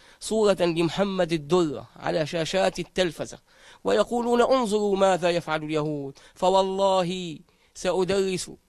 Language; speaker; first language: Arabic; native; Arabic